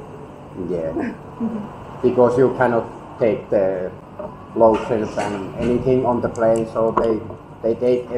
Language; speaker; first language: English; non-native, learner; Finnish